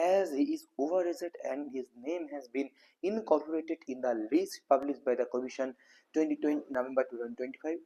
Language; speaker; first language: English; non-native, local second language; Bangla